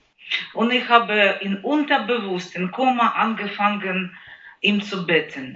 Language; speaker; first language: German; non-native, learner; Ukrainian